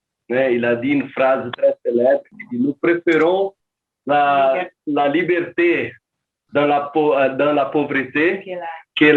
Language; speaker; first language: French; non-native, learner; Portuguese